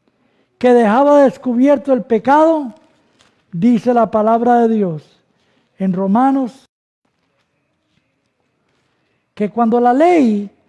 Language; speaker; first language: Spanish; native; Spanish